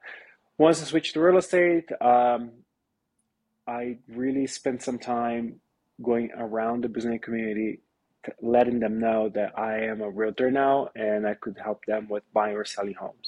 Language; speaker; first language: English; non-native, fluent; Portuguese